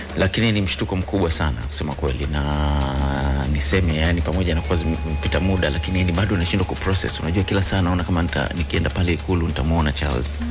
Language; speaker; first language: Swahili; native; Swahili